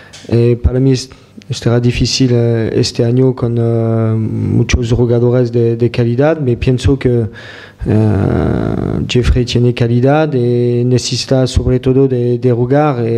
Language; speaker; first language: Spanish; non-native, fluent; French